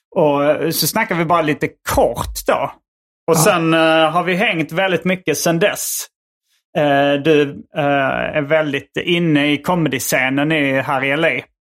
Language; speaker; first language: Swedish; native; Swedish